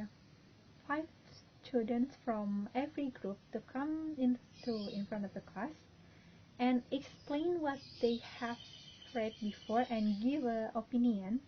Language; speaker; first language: English; non-native, learner; Indonesian